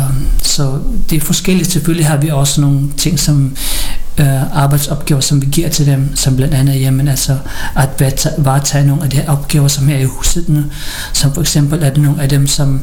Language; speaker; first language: Danish; non-native, fluent; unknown